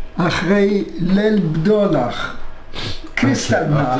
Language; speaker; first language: Hebrew; non-native, fluent; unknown